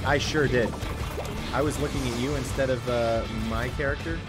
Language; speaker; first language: English; native; English